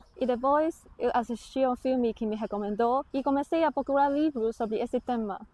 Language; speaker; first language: Portuguese; non-native, fluent; Chinese